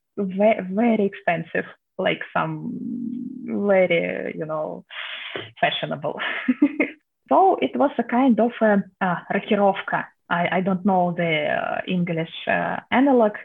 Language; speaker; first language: English; non-native, fluent; Russian